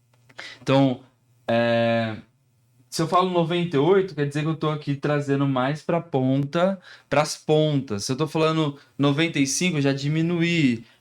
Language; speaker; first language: Portuguese; native; Portuguese